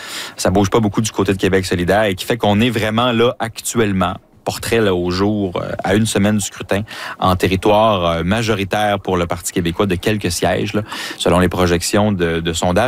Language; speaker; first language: French; native; French